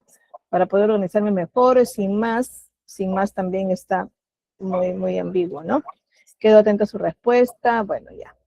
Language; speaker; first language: Spanish; native; Spanish